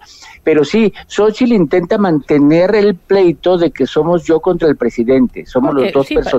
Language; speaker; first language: Spanish; native; Spanish